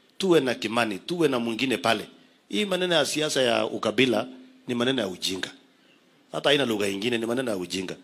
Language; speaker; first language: Swahili; non-native, local second language; Kalenjin